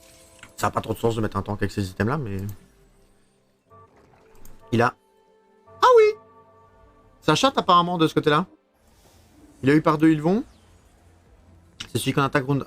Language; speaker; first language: French; native; French